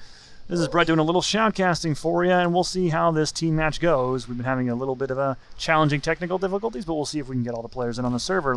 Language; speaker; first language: English; native; English